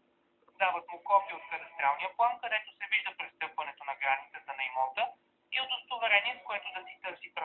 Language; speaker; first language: Bulgarian; native; Bulgarian